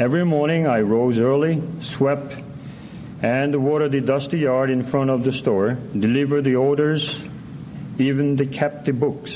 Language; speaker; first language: English; non-native, learner; Korean